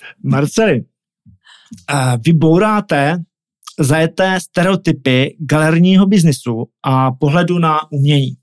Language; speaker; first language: Czech; native; Czech